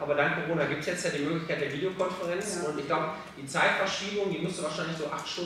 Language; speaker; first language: German; native; German